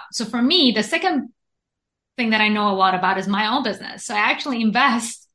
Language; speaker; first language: English; non-native, fluent; Persian